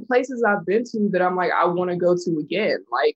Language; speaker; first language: English; native; English